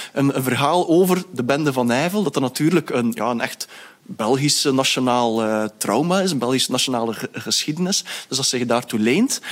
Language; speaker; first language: Dutch; native; Dutch